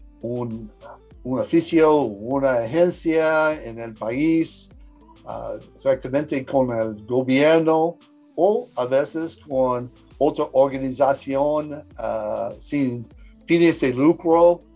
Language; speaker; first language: Spanish; early bilingual, heritage; English